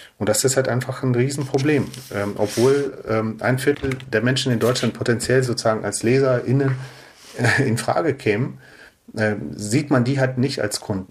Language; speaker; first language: German; early bilingual, other home language; Russian